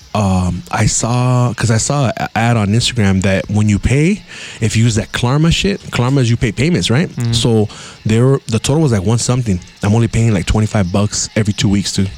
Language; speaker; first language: English; early bilingual, other home language; Spanish